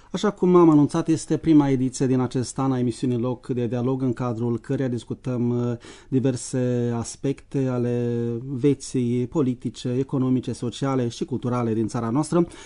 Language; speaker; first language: Romanian; native; Romanian